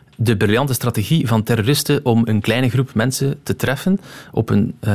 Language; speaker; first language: Dutch; native; Dutch